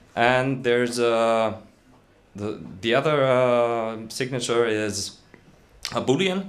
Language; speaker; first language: English; non-native, fluent; German